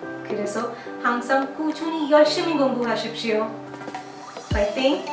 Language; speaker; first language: Korean; non-native, fluent; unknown